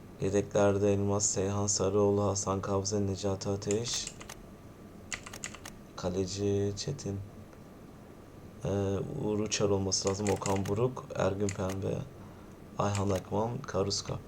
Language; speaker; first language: Turkish; native; Turkish